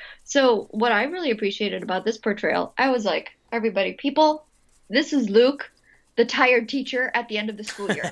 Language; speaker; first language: English; non-native, local second language; Filipino